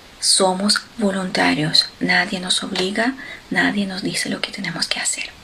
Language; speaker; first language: Spanish; non-native, fluent; Ukrainian